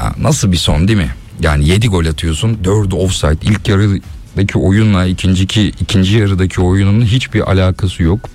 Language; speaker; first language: Turkish; native; Turkish